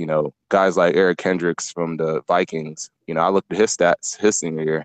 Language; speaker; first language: English; native; English